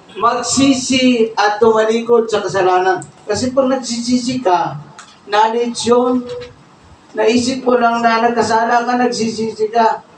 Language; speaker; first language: Filipino; non-native, local second language; Bikol